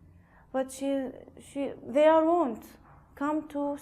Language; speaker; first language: English; non-native, learner; Arabic